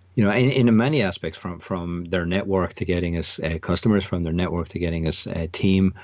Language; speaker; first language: English; native; English